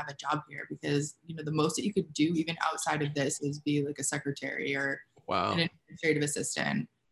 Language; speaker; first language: English; native; English